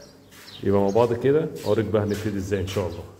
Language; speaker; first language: Arabic; native; Arabic